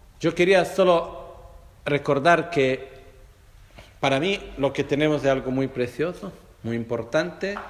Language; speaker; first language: Spanish; non-native, fluent; Portuguese